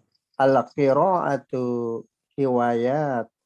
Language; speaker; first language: Arabic; non-native, learner; Indonesian